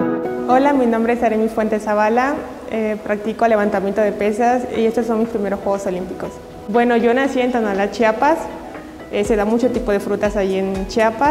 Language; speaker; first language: Spanish; native; Spanish